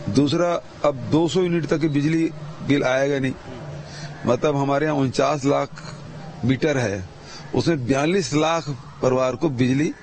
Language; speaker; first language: Hindi; native; Hindi